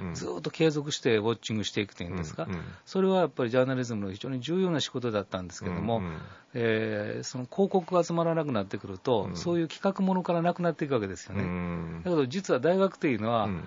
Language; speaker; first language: Japanese; native; Japanese